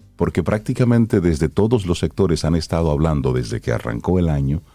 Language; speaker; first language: Spanish; native; Spanish